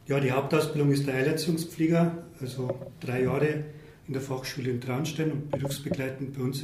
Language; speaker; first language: German; native; German